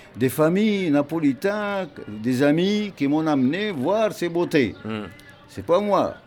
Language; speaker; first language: French; non-native, local second language; Arabic